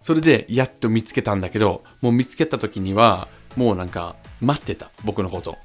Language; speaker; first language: Japanese; non-native, fluent; English